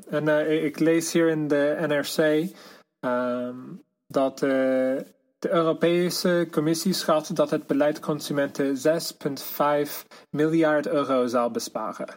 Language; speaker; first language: Dutch; non-native, fluent; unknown